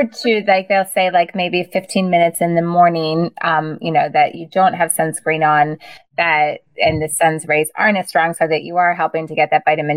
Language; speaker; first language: English; native; English